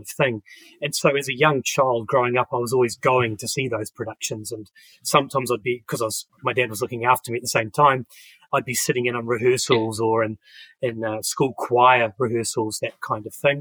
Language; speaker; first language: English; native; English